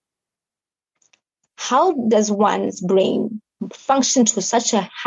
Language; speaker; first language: English; non-native, local second language; Southern Sotho